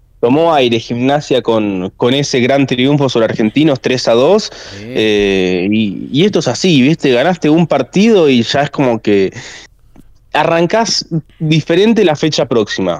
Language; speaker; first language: Spanish; native; Spanish